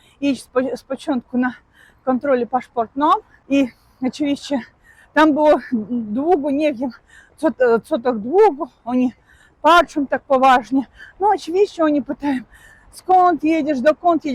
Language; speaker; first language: Polish; non-native, fluent; Russian